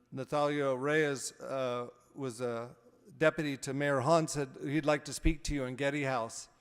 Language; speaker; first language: English; native; English